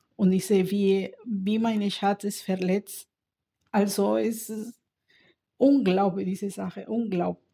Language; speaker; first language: German; non-native, learner; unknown